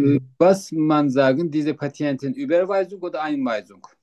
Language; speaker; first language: German; non-native, learner; Turkish